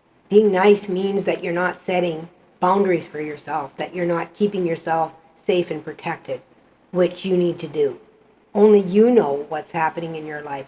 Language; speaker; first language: English; native; English